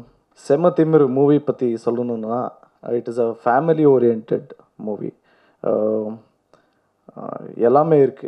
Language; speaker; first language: Tamil; non-native, learner; Kannada